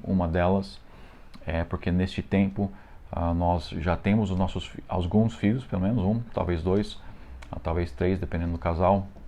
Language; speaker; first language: Portuguese; non-native, fluent; English